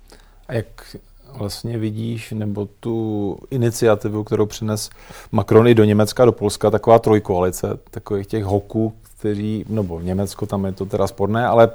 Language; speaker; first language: Czech; native; Czech